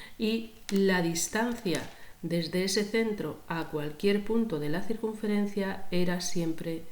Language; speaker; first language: Spanish; native; Spanish